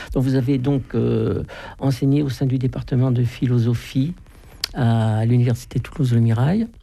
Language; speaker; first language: French; native; French